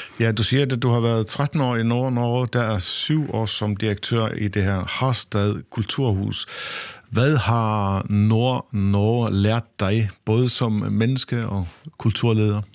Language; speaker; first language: Danish; non-native, local second language; Faroese